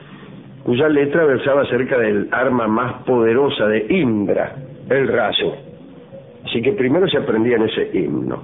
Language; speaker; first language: Spanish; native; Spanish